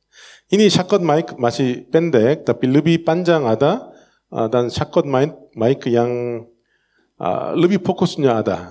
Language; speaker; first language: Indonesian; non-native, learner; Korean